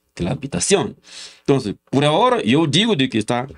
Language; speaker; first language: Spanish; non-native, learner; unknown